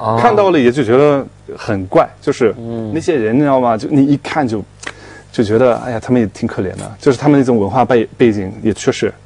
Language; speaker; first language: Chinese; non-native, fluent; German